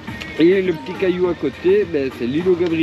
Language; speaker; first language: French; native; French